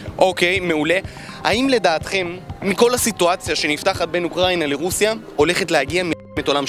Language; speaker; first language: Hebrew; native; Hebrew